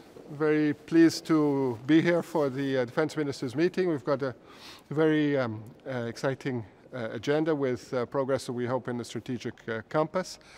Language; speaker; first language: English; non-native, fluent; Portuguese